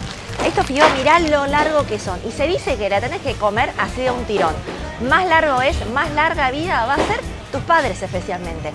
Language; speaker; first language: Spanish; early bilingual, other home language; Chinese